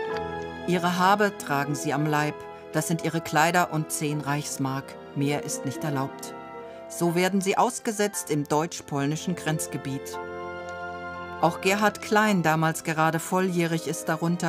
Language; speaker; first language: German; native; German